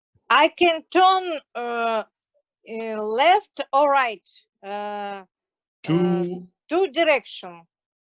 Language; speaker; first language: English; non-native, learner; Russian